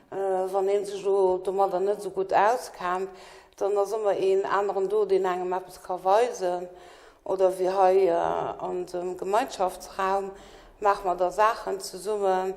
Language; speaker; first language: German; non-native, local second language; Luxembourgish